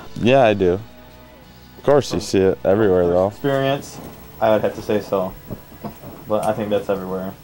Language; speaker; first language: English; native; English